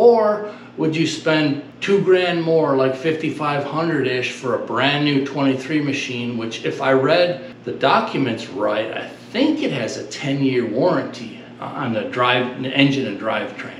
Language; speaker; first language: English; native; English